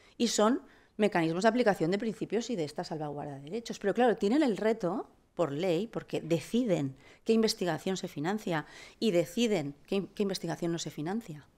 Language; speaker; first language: Spanish; non-native, local second language; Catalan